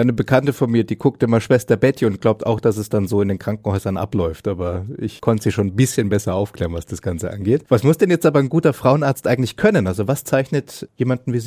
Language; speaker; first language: German; native; German